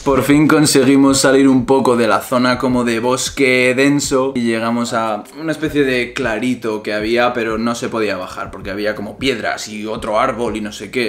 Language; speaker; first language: Spanish; native; Spanish